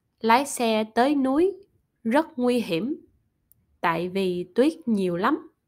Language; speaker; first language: Vietnamese; non-native, learner; German